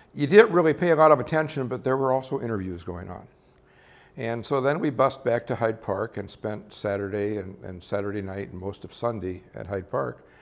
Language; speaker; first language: English; native; English